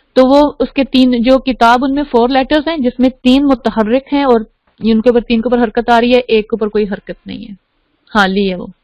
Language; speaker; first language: Urdu; native; Urdu